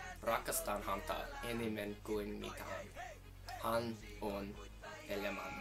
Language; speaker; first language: Finnish; non-native, learner; English